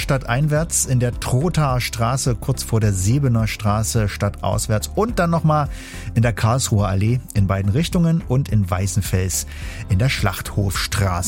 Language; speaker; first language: German; native; German